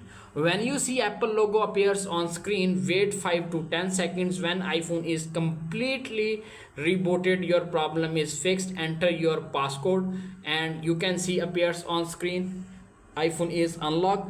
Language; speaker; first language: English; non-native, local second language; Urdu